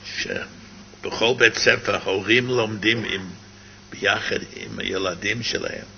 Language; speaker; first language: Hebrew; non-native, fluent; English